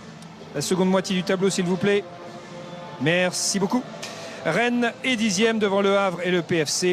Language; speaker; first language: French; native; French